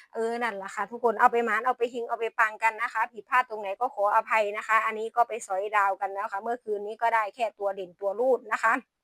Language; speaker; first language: Thai; non-native, local second language; Lao